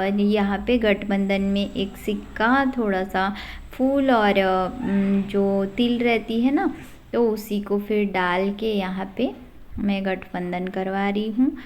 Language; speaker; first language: Hindi; non-native, local second language; Odia